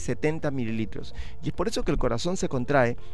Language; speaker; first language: Spanish; native; Spanish